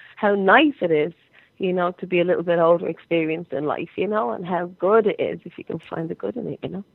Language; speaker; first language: English; native; English